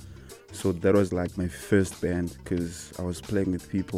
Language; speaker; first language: English; non-native, local second language; Shona